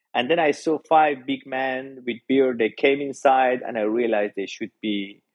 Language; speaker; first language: English; non-native, fluent; Persian